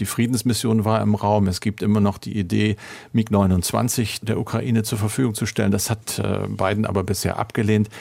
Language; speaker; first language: German; native; German